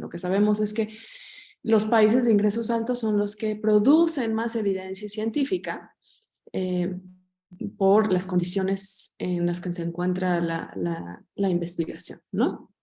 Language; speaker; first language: Spanish; native; Spanish